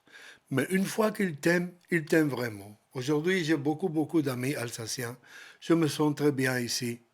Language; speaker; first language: French; non-native, learner; Spanish